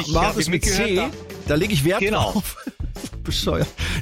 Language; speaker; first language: German; native; German